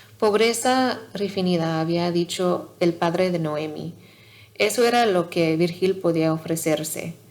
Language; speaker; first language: Spanish; non-native, learner; English